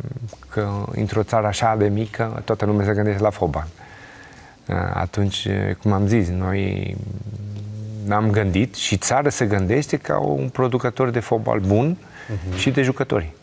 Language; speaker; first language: Romanian; non-native, learner; Portuguese